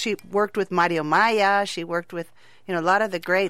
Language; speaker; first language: English; native; English